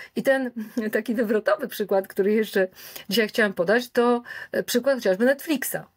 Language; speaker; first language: Polish; native; Polish